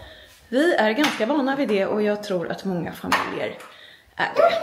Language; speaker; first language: Swedish; native; Swedish